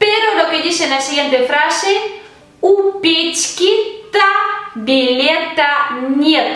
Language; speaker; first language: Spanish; non-native, fluent; Russian